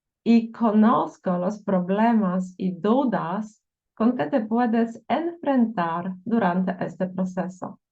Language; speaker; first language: Spanish; non-native, fluent; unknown